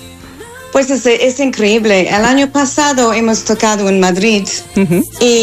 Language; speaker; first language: Spanish; non-native, fluent; English